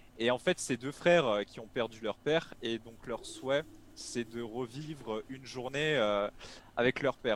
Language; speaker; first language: French; native; French